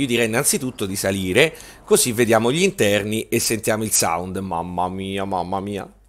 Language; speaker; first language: Italian; native; Italian